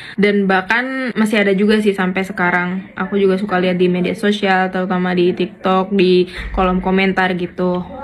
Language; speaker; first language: Indonesian; native; Indonesian